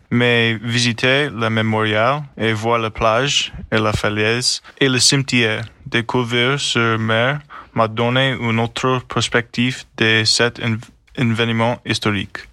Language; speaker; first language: French; non-native, learner; English